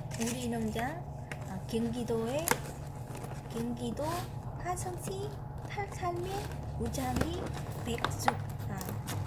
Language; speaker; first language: Korean; non-native, fluent; Vietnamese